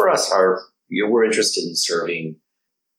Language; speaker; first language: English; native; English